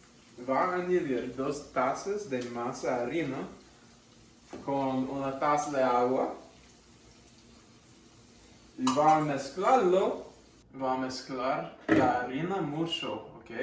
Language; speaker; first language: Spanish; non-native, learner; English